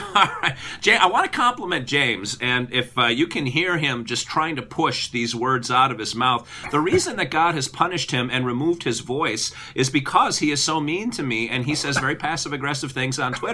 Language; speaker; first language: English; native; English